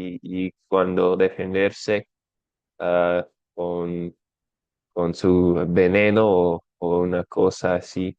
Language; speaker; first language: Spanish; non-native, fluent; English